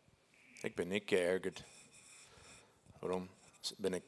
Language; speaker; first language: German; non-native, fluent; English